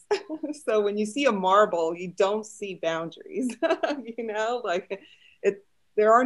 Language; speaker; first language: English; early bilingual, other home language; Spanish